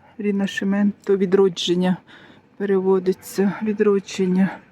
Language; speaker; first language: Ukrainian; native; Ukrainian